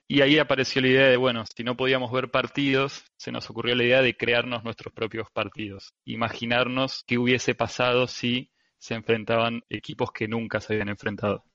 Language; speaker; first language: Spanish; native; Spanish